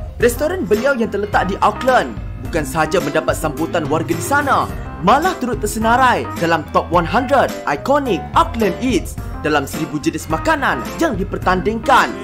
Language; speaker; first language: Malay; native; Malay